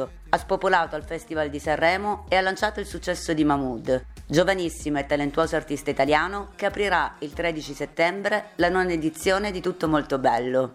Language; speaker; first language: Italian; native; Italian